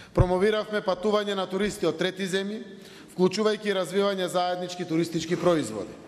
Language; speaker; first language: Macedonian; native; Macedonian